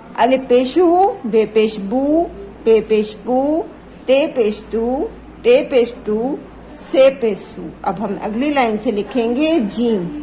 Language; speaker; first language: Hindi; native; Hindi